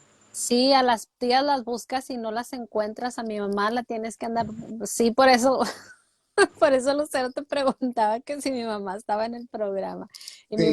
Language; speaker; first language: Spanish; native; Spanish